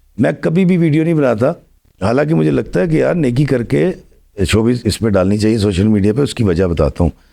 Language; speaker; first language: Urdu; non-native, local second language; Punjabi